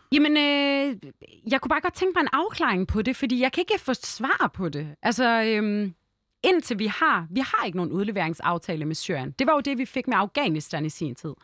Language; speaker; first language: Danish; early bilingual, other home language; Arabic